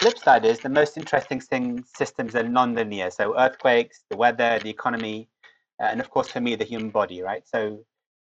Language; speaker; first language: English; native; English